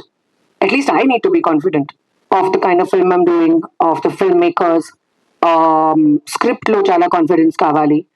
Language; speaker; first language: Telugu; non-native, fluent; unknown